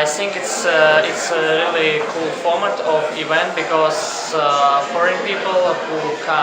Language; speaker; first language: English; non-native, fluent; Russian